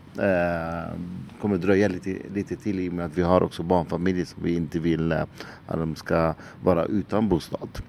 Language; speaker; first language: Swedish; non-native, fluent; Arabic